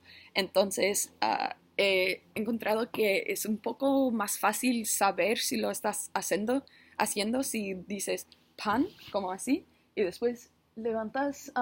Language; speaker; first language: Spanish; non-native, learner; English